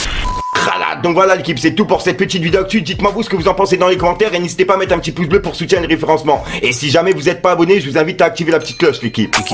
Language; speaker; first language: French; native; French